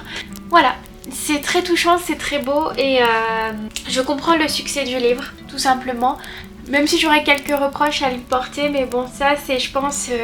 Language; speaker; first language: French; native; French